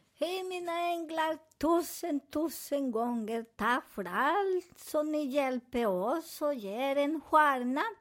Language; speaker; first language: Swedish; non-native, fluent; Spanish